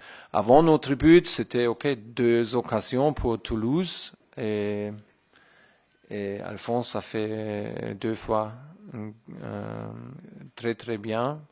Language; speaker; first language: French; non-native, fluent; German